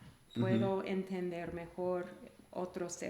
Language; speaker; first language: Spanish; non-native, fluent; English